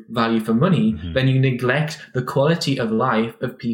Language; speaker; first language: English; native; English